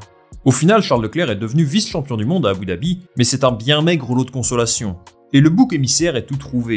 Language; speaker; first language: French; native; French